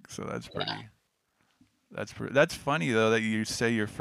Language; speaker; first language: English; native; English